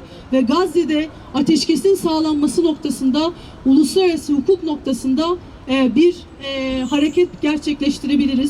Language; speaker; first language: Turkish; native; Turkish